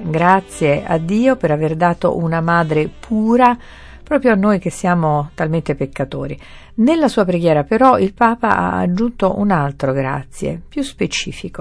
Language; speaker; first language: Italian; native; Italian